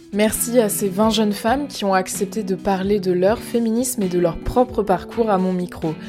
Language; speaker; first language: French; native; French